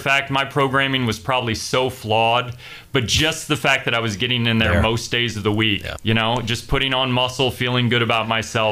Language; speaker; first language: English; native; English